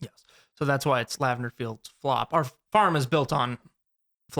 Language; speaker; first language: English; native; English